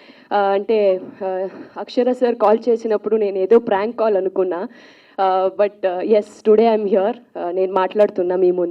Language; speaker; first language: Telugu; non-native, local second language; Kannada